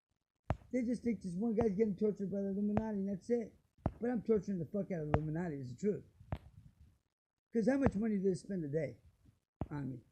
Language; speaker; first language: English; native; English